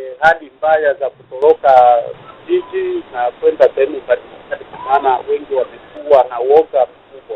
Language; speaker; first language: Swahili; native; Swahili